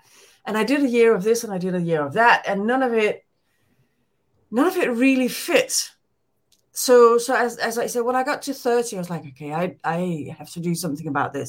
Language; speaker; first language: English; non-native, fluent; Danish